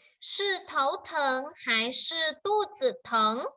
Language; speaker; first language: Chinese; non-native, fluent; Thai